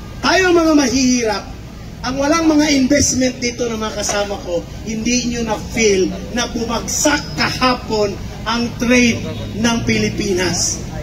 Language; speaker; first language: Filipino; non-native, local second language; Cebuano